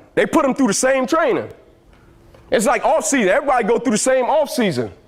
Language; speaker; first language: English; native; English